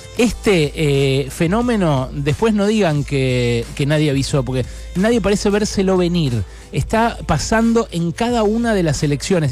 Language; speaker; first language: Spanish; native; Spanish